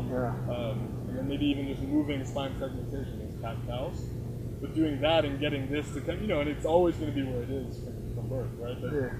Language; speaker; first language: English; native; English